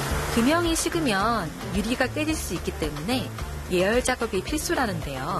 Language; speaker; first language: Korean; native; Korean